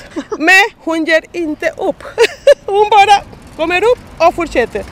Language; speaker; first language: Swedish; non-native, learner; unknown